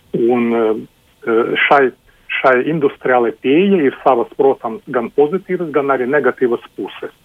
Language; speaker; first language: Latvian; non-native, local second language; Russian